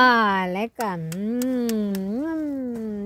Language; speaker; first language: German; non-native, learner; Indonesian